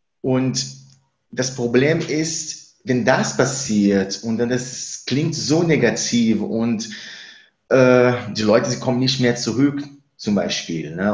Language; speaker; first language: German; non-native, fluent; Spanish